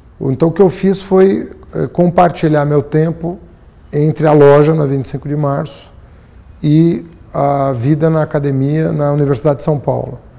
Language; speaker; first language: Portuguese; native; Portuguese